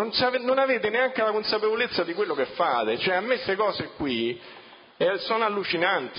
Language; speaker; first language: Italian; native; Italian